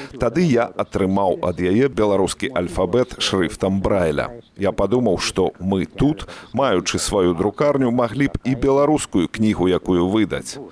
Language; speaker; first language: Belarusian; native; Belarusian